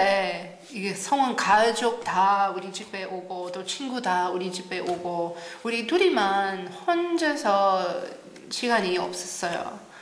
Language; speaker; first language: Korean; non-native, learner; English